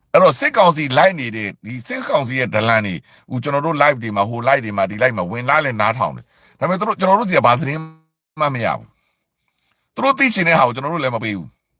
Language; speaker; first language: Burmese; native; Burmese